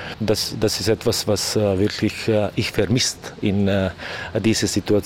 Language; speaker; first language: German; non-native, learner; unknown